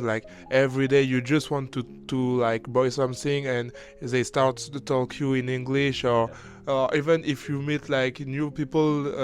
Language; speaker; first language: English; non-native, learner; French